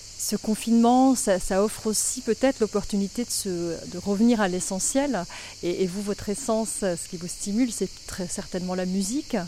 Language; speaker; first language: French; native; French